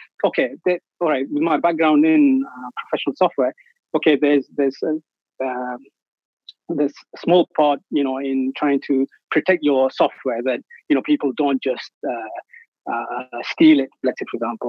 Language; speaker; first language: English; native; English